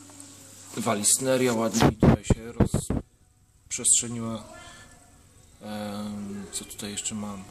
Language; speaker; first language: Polish; native; Polish